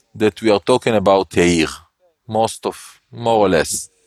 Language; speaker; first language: English; non-native, learner; Hebrew